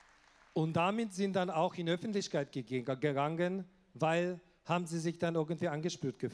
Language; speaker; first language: German; non-native, local second language; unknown